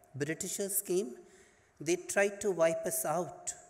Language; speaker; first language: English; non-native, local second language; Hindi